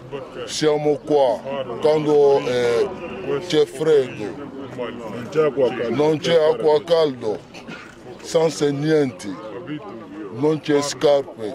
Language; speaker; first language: Italian; non-native, learner; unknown